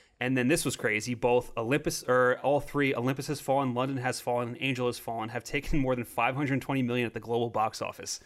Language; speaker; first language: English; native; English